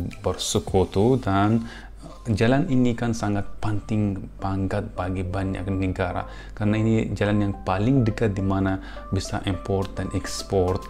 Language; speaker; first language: Indonesian; non-native, fluent; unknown